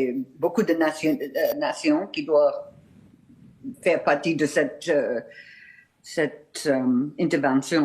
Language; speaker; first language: French; non-native, fluent; English